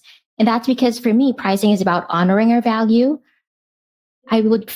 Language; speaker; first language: English; non-native, local second language; Filipino